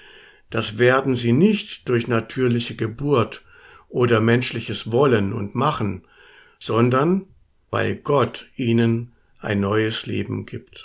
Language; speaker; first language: German; native; German